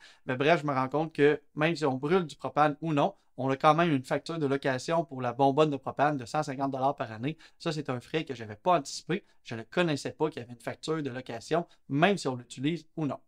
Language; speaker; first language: French; native; French